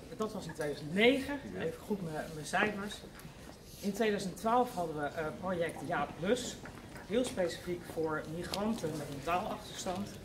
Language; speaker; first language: Dutch; native; Dutch